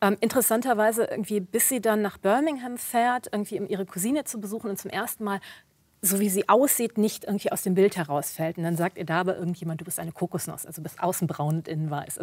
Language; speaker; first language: German; early bilingual, other home language; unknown